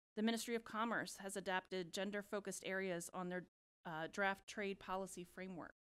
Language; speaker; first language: English; native; English